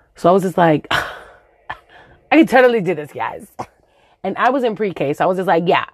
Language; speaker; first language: English; early bilingual, other home language; Spanish